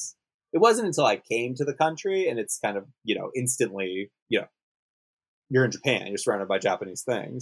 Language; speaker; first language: English; native; English